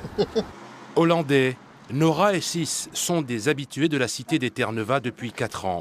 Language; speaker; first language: French; native; French